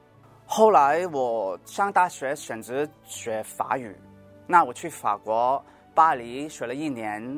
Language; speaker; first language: Chinese; early bilingual, heritage; Cantonese